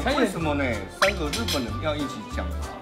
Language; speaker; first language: Chinese; native; Chinese